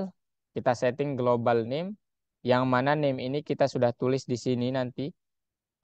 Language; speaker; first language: Indonesian; native; Indonesian